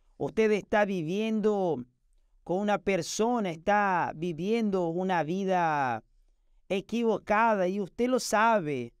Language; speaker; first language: Spanish; non-native, fluent; Portuguese